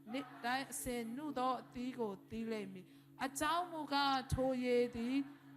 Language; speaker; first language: Burmese; non-native, local second language; Tedim Chin